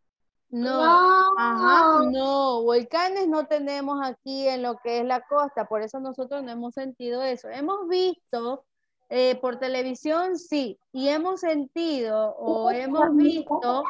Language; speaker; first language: Spanish; native; Spanish